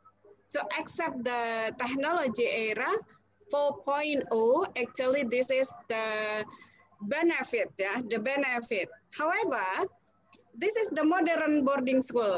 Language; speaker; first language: English; non-native, learner; Indonesian